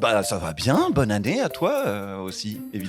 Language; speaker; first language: French; native; French